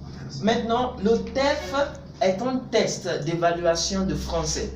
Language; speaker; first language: French; non-native, fluent; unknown